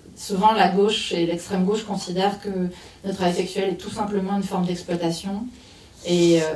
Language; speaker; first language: French; native; French